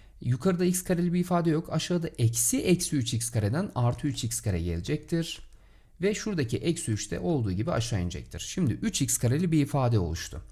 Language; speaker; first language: Turkish; native; Turkish